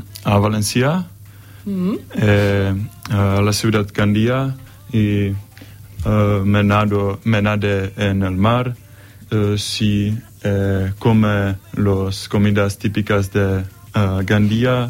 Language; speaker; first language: Spanish; non-native, learner; Czech